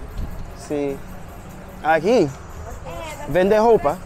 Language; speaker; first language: Portuguese; non-native, learner; English